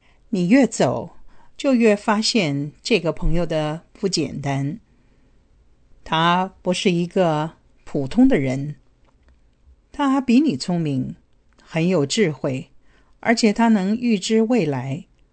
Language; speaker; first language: Chinese; native; Chinese